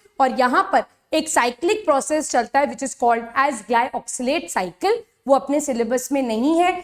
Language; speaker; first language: Hindi; native; Hindi